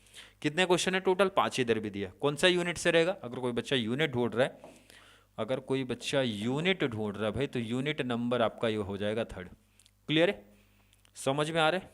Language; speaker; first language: Hindi; native; Hindi